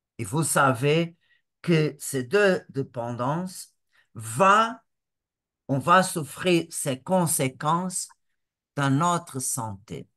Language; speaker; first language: French; non-native, fluent; Portuguese